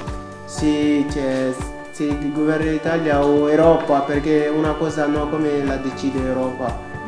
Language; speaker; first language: Italian; non-native, learner; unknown